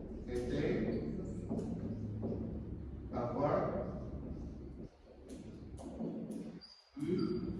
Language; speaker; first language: French; non-native, learner; Spanish